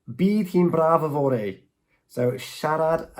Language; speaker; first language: Welsh; non-native, learner; English